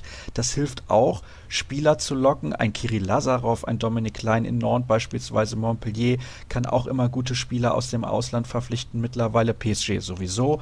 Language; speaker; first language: German; native; German